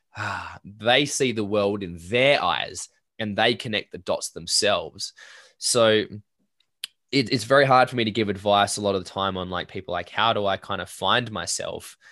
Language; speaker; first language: English; native; English